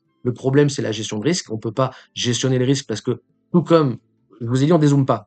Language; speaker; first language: French; native; French